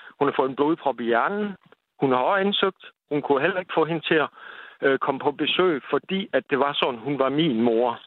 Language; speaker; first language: Danish; native; Danish